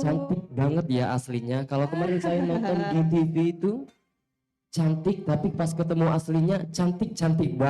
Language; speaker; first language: Indonesian; native; Indonesian